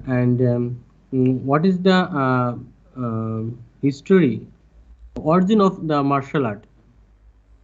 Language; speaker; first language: English; non-native, learner; Bangla